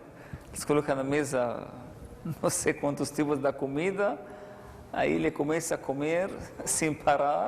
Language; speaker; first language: Portuguese; non-native, fluent; Arabic